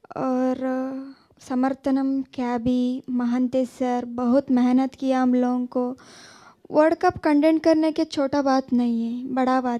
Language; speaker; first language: Hindi; non-native, local second language; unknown